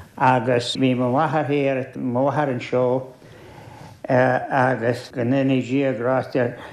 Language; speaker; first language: Irish; native; Irish